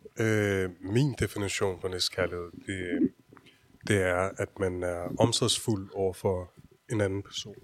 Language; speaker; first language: Danish; early bilingual, other home language; Urdu